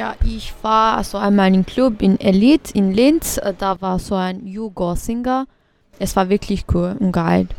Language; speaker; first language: German; early bilingual, other home language; Bosnian